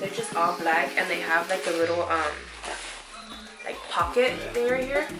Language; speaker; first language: English; early bilingual, other home language; Spanish